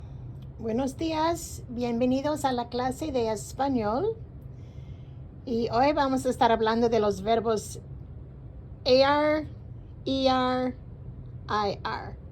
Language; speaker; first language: Spanish; non-native, fluent; English